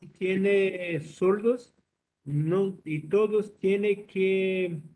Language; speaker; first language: Spanish; non-native, learner; Portuguese